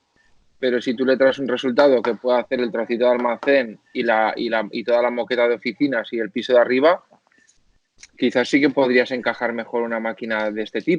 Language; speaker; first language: Spanish; native; Spanish